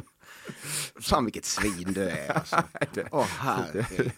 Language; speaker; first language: Swedish; native; Swedish